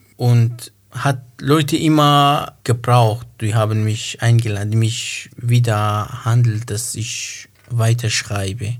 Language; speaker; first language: German; non-native, learner; Kurdish